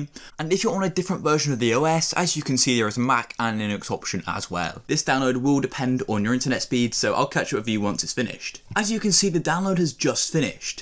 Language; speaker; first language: English; native; English